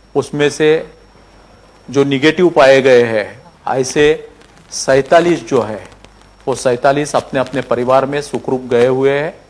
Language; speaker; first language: Hindi; non-native, local second language; Marathi